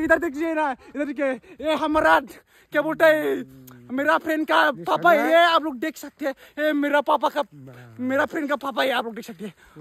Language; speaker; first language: Hindi; non-native, local second language; Bodo